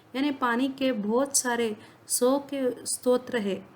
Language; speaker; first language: Hindi; non-native, local second language; Kannada